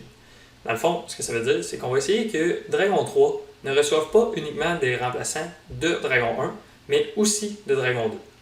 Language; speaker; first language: French; native; French